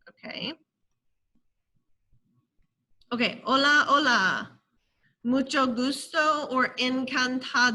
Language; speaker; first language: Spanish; non-native, fluent; English